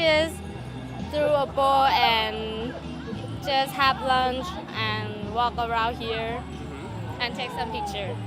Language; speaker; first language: English; non-native, learner; Hmong